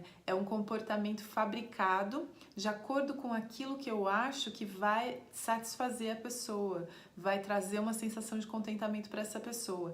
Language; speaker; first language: Portuguese; native; Portuguese